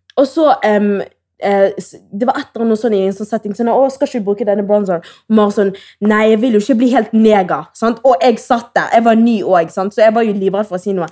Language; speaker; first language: Norwegian; early bilingual, other home language; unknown